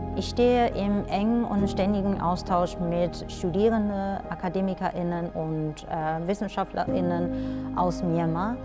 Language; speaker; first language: German; non-native, fluent; Burmese